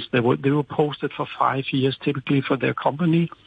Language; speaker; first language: English; non-native, fluent; Danish